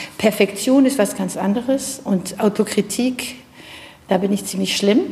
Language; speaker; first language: German; non-native, fluent; French